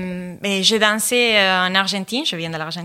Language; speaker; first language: French; non-native, fluent; Spanish